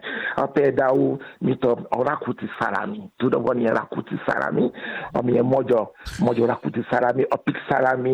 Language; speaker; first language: Hungarian; non-native, fluent; Yoruba